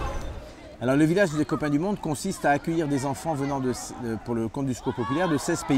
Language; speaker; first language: French; native; French